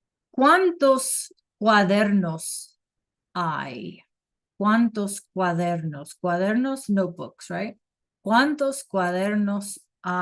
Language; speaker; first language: Spanish; non-native, fluent; English